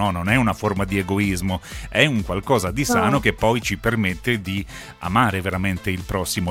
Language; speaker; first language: Italian; native; Italian